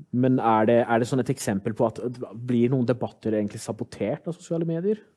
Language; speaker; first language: Norwegian; early bilingual, other home language; Somali